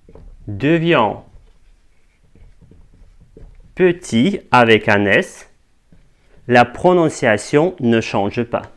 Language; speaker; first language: French; non-native, fluent; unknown